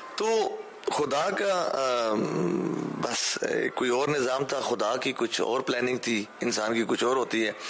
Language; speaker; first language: Urdu; early bilingual, heritage; Urdu